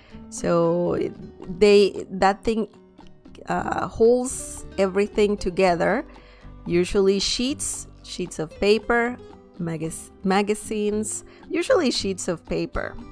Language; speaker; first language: English; non-native, fluent; Spanish